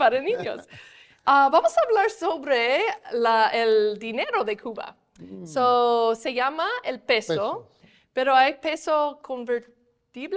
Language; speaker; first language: Spanish; non-native, fluent; English